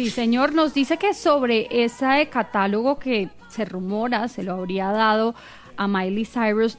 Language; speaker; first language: Spanish; native; Spanish